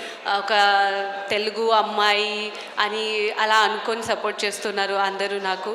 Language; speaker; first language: Telugu; non-native, fluent; Marathi